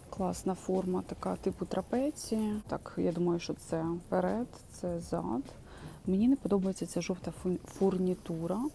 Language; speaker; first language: Ukrainian; non-native, local second language; Russian